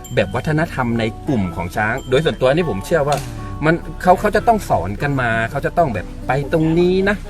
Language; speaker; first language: Thai; native; Thai